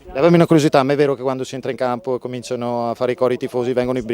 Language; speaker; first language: Italian; native; Italian